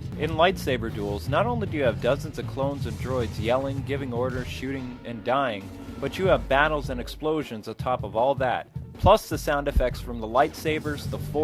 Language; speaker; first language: English; native; English